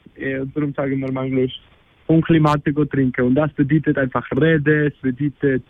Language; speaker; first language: German; non-native, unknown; Spanish